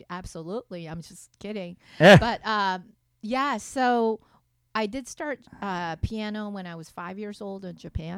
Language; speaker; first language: English; non-native, fluent; Japanese